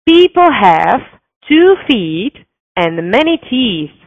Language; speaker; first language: English; non-native, fluent; Slovak